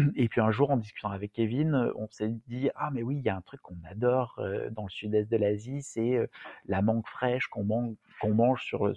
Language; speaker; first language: French; native; French